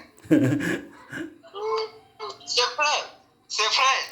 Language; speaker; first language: French; non-native, learner; Swahili